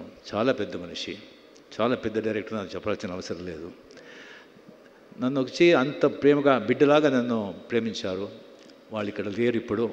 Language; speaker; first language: Telugu; non-native, local second language; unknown